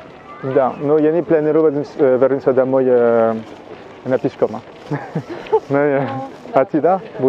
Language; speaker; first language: Russian; non-native, learner; French